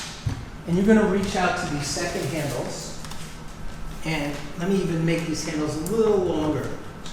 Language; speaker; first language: English; native; English